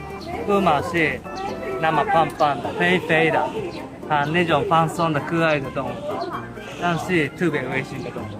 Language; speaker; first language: Chinese; non-native, learner; Japanese